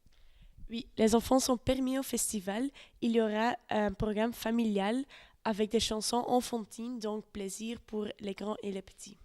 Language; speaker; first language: French; non-native, learner; Dutch